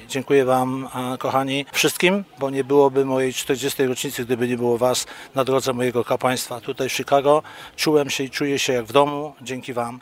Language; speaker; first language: Polish; native; Polish